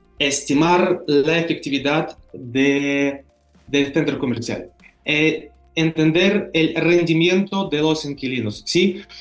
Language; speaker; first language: Spanish; non-native, learner; Russian